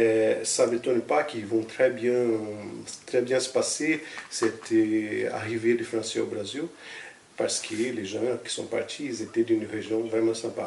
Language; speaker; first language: French; non-native, fluent; Portuguese